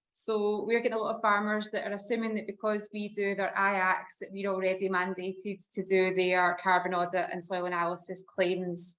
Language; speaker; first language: English; native; English